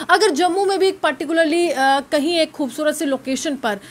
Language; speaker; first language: Hindi; non-native, local second language; Dogri